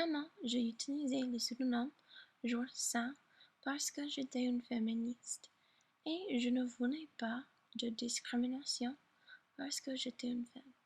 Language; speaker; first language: French; non-native, learner; English